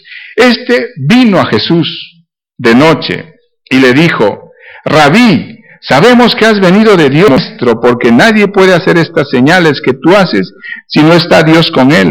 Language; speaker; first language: Spanish; native; Spanish